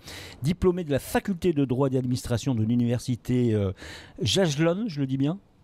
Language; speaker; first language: French; native; French